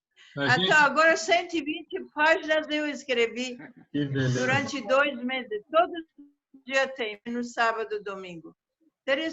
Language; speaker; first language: Portuguese; non-native, fluent; Persian